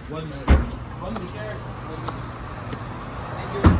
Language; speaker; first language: English; non-native, learner; Portuguese